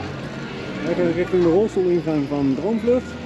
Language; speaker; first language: Dutch; native; Dutch